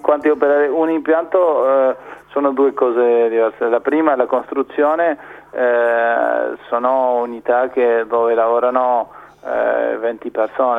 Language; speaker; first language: Italian; non-native, fluent; Spanish